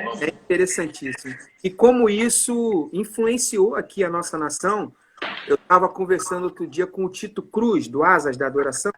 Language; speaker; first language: Portuguese; native; Portuguese